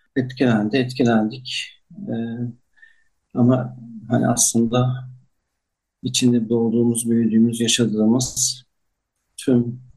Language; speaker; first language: Turkish; native; Turkish